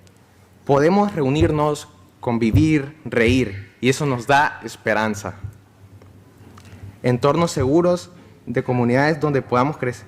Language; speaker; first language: Spanish; native; Spanish